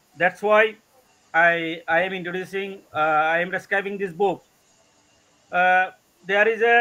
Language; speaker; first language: English; non-native, learner; Bangla